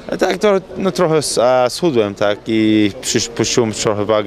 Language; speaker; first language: Polish; early bilingual, heritage; Polish